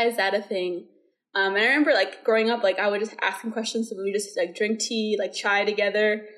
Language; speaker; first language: English; early bilingual, other home language; Somali